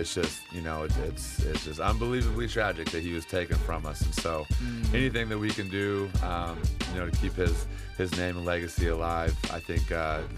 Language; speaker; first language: English; native; English